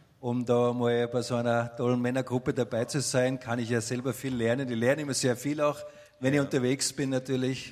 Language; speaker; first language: German; native; German